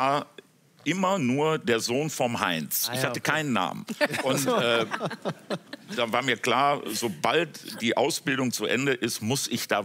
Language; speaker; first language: German; native; German